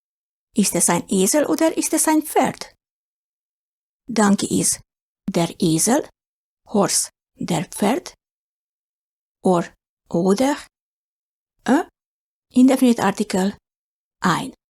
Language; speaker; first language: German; non-native, fluent; Hungarian